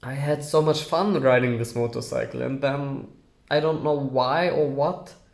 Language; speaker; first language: English; non-native, fluent; German